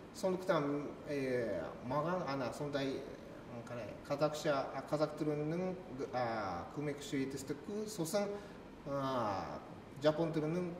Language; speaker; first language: Kazakh; non-native, learner; Japanese